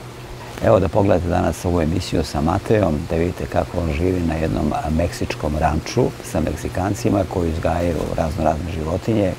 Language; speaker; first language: Croatian; native; Croatian